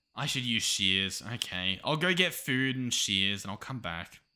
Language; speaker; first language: English; native; English